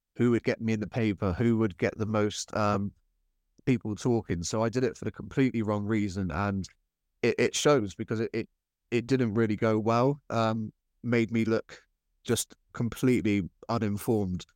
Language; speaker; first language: English; native; English